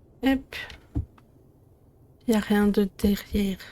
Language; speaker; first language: French; native; French